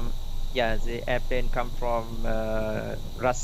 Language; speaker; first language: English; non-native, learner; Vietnamese